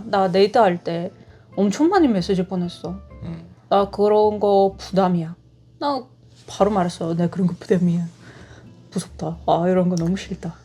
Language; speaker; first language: Korean; non-native, fluent; Russian